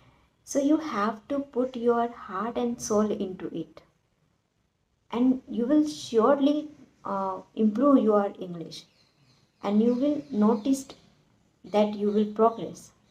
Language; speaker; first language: English; non-native, learner; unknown